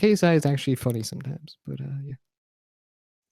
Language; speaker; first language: English; native; English